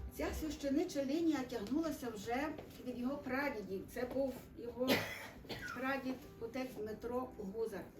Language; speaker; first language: Ukrainian; native; Ukrainian